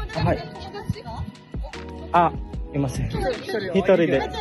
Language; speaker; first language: Japanese; non-native, learner; Filipino